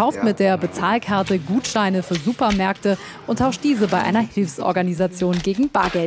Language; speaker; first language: German; native; German